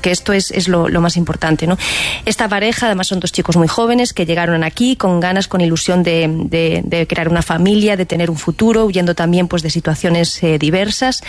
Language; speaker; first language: Spanish; native; Spanish